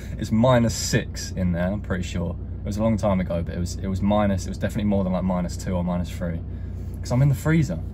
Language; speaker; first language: English; native; English